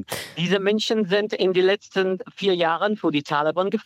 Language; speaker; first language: German; non-native, fluent; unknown